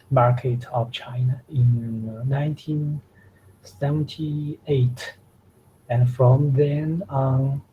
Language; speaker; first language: English; non-native, learner; Chinese